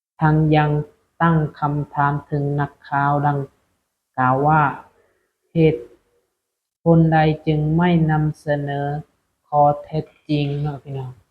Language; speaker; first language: Thai; non-native, local second language; Lao